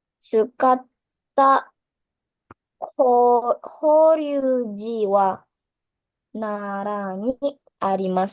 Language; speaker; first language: Japanese; non-native, learner; Indonesian